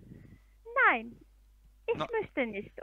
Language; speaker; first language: German; non-native, fluent; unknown